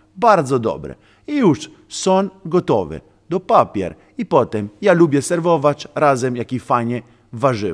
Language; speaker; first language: Polish; non-native, learner; Italian